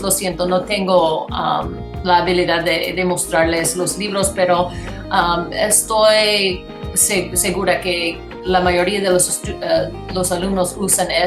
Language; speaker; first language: Spanish; non-native, fluent; English